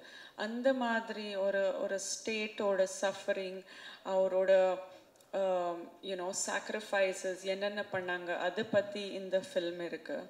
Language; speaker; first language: Tamil; non-native, fluent; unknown